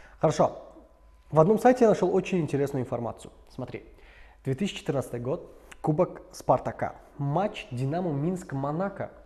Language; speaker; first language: Russian; non-native, local second language; Tajik